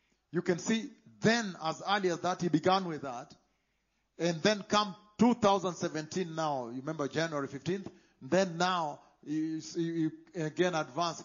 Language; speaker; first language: English; non-native, local second language; Luo (Kenya and Tanzania)